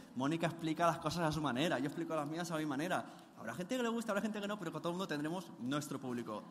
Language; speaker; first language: Spanish; native; Spanish